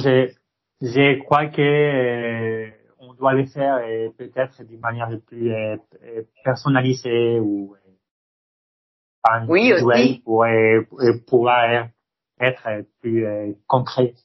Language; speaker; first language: French; non-native, fluent; Spanish